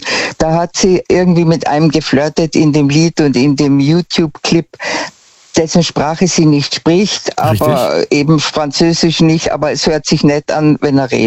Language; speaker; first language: German; native; German